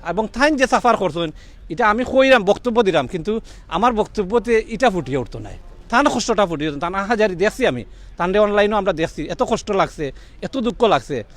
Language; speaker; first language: Bangla; native; Bangla